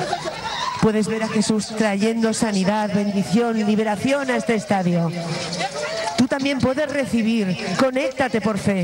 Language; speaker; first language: Spanish; native; Spanish